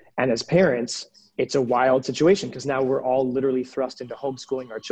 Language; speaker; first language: English; native; English